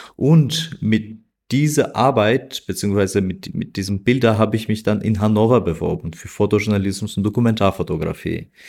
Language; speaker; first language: German; non-native, fluent; Albanian